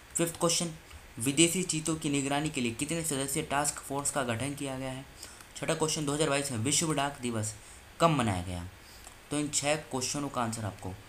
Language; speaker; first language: Hindi; native; Hindi